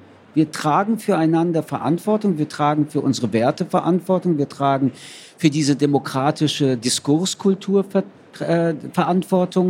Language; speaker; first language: German; early bilingual, other home language; French